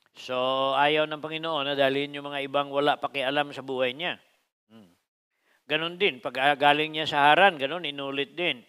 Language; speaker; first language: Filipino; non-native, local second language; Cebuano